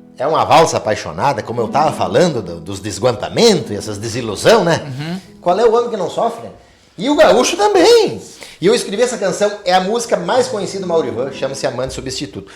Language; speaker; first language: Portuguese; native; Portuguese